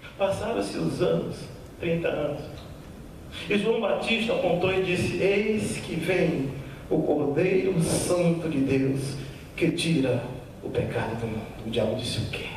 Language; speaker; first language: Portuguese; native; Portuguese